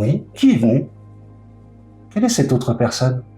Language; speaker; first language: French; native; French